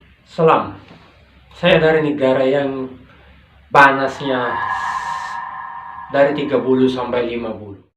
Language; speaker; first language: Indonesian; non-native, local second language; Arabic